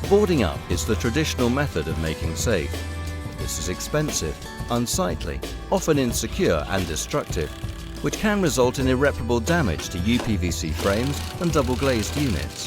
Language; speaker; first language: English; native; English